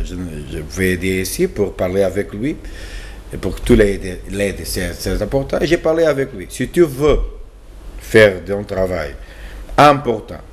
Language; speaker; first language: French; non-native, learner; Portuguese